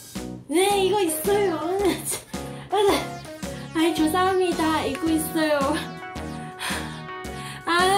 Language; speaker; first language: Korean; non-native, learner; Cantonese